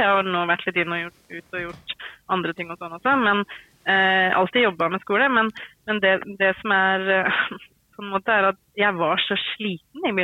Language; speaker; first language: Norwegian; native; Norwegian